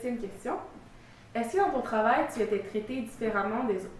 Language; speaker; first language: French; native; French